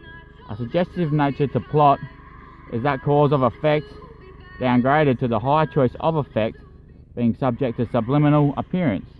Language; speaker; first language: English; native; English